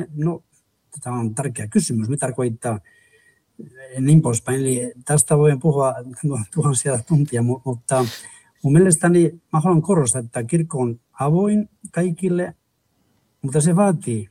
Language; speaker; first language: Finnish; non-native, fluent; Spanish